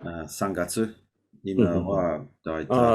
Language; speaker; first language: Japanese; non-native, learner; English